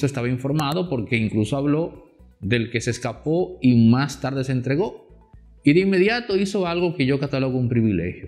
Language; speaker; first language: Spanish; native; Spanish